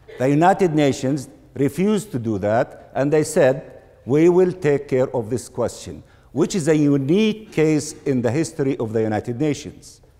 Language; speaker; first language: English; non-native, fluent; Arabic